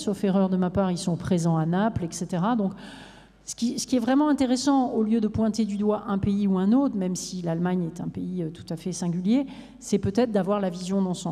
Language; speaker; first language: French; native; French